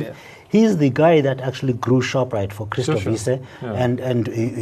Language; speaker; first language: English; non-native, local second language; Xhosa